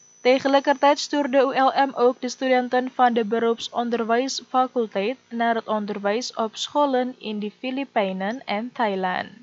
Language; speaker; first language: Dutch; non-native, fluent; Indonesian